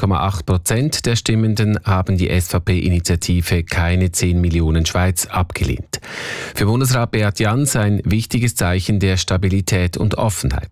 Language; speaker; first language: German; native; German